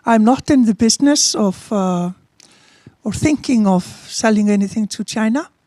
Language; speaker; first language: English; non-native, fluent; Icelandic